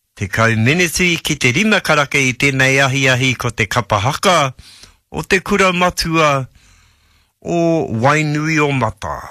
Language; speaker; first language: Māori; native; Māori